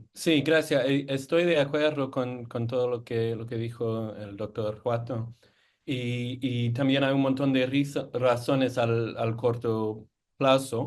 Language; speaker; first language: Spanish; non-native, fluent; English